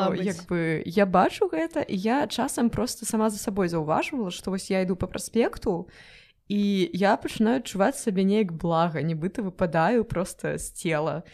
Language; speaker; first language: Belarusian; non-native, local second language; Russian